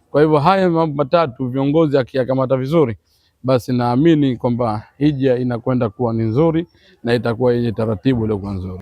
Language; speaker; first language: Swahili; native; Swahili